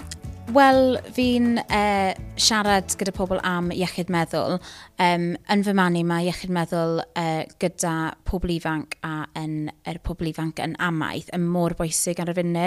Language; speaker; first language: Welsh; non-native, local second language; English